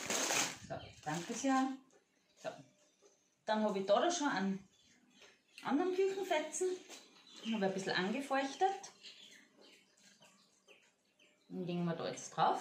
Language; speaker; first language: German; native; German